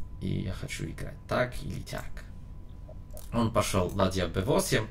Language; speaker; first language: Russian; non-native, learner; Polish